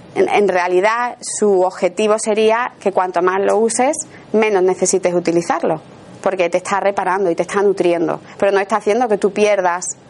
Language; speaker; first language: Spanish; native; Spanish